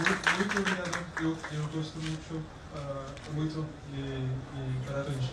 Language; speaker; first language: Portuguese; non-native, learner; French